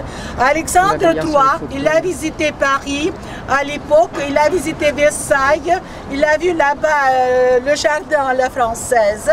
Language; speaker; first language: French; non-native, fluent; Russian